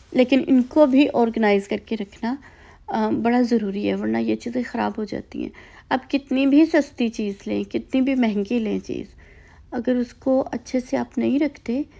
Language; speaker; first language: Urdu; native; Urdu